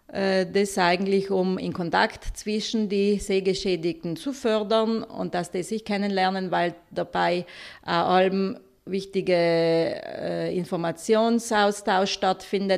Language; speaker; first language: German; native; German